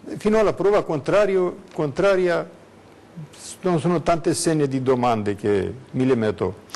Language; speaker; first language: Italian; non-native, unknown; Romanian